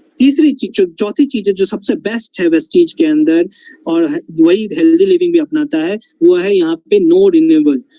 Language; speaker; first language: Hindi; non-native, local second language; Bangla